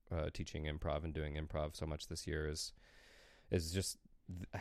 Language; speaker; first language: English; native; English